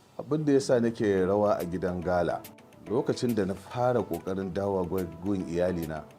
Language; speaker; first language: Hausa; native; Hausa